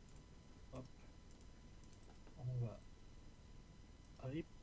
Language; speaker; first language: French; native; French